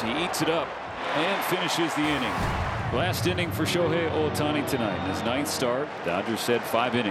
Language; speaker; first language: English; native; English